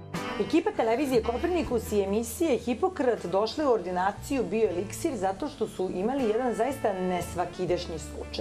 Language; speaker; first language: Serbian; native; Serbian